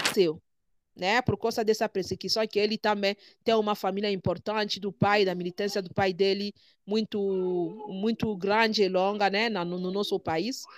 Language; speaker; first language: Portuguese; non-native, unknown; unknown